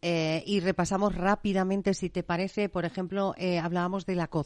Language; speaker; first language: Spanish; native; Spanish